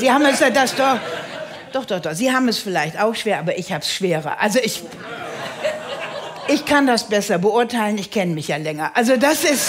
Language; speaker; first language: German; native; German